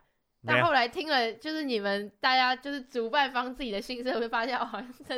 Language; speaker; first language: Chinese; native; Chinese